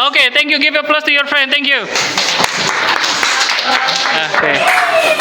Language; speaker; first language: English; non-native, fluent; Indonesian